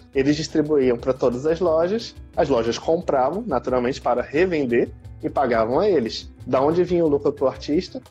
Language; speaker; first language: Portuguese; native; Portuguese